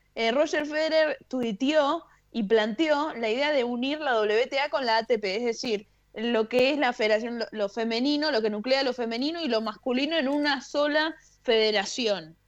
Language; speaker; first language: Spanish; native; Spanish